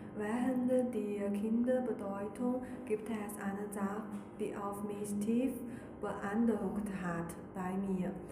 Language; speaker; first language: German; non-native, learner; Chinese